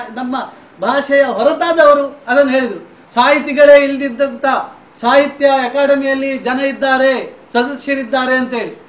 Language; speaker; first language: Kannada; non-native, local second language; Konkani